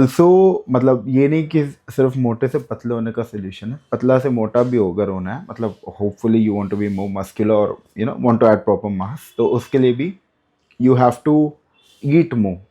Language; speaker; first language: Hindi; non-native, local second language; Bangla